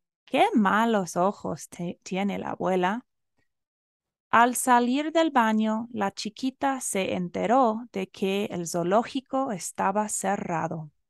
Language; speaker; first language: Spanish; non-native, fluent; English